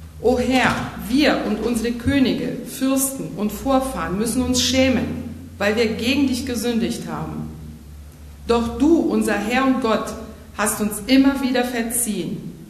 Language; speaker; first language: German; native; German